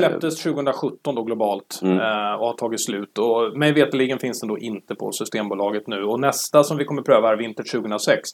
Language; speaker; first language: Swedish; native; Swedish